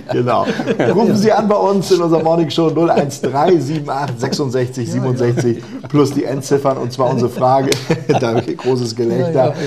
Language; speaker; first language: German; native; German